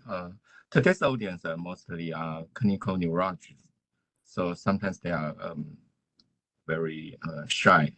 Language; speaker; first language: English; non-native, fluent; Chinese